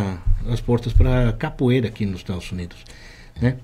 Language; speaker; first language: Portuguese; non-native, learner; Spanish